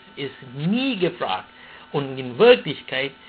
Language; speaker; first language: German; non-native, fluent; Sinhala